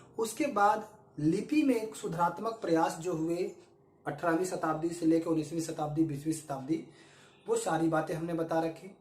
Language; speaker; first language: Hindi; native; Hindi